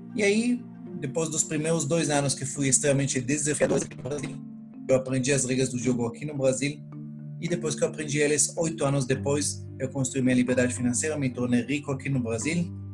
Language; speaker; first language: Portuguese; non-native, fluent; Hebrew